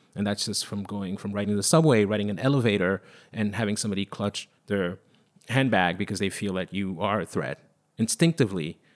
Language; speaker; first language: English; non-native, fluent; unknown